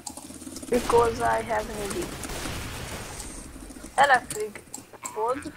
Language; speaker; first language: English; non-native, learner; Hungarian